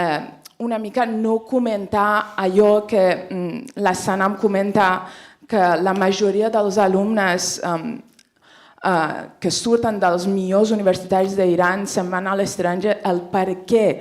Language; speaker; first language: Catalan; non-native, fluent; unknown